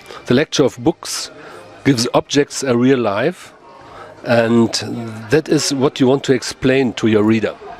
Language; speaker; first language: English; non-native, fluent; German